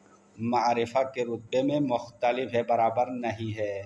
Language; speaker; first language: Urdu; non-native, local second language; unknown